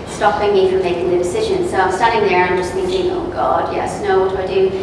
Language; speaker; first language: English; native; English